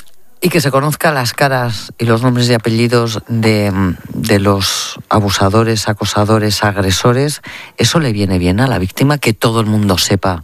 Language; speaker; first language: Spanish; native; Spanish